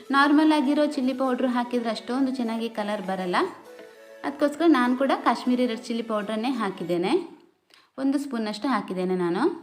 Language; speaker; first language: Kannada; non-native, local second language; Tulu